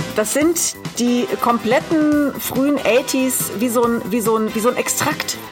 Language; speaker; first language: German; native; German